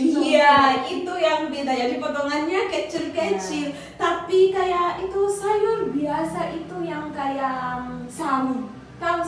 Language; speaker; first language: Indonesian; non-native, fluent; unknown